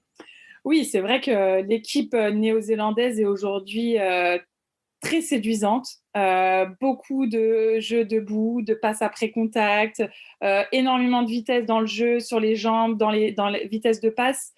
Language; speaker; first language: French; native; French